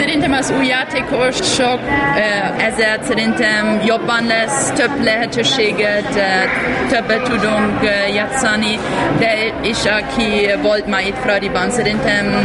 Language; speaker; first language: Hungarian; non-native, learner; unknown